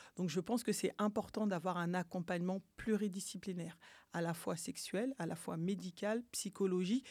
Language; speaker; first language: French; early bilingual, other home language; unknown